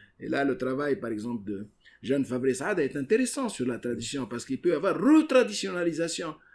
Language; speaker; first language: French; non-native, local second language; Arabic